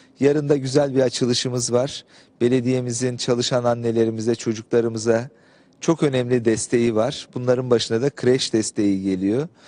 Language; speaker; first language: Turkish; native; Turkish